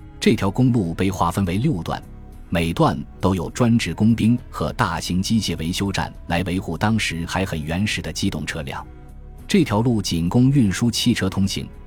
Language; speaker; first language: Chinese; native; Chinese